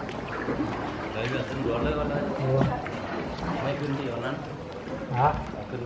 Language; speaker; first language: Thai; non-native, learner; Hmong